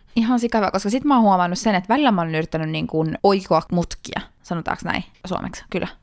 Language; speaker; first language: Finnish; early bilingual, heritage; Finnish